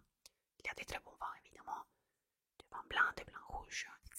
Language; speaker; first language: French; non-native, fluent; Italian